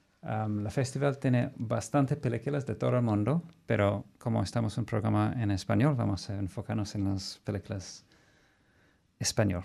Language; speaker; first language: Spanish; non-native, fluent; English